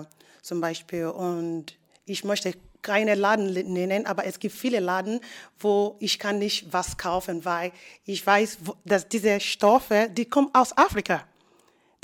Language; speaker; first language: German; non-native, learner; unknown